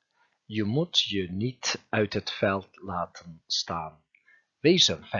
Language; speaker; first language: Dutch; non-native, fluent; Turkish